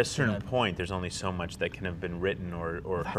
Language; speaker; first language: English; native; English